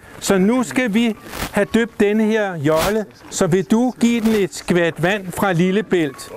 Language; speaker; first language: Danish; native; Danish